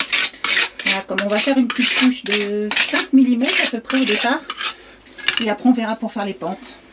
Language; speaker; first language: French; native; French